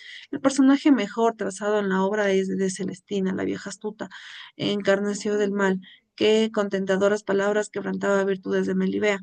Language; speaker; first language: Spanish; native; Spanish